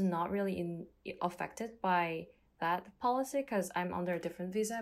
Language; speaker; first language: English; non-native, fluent; Korean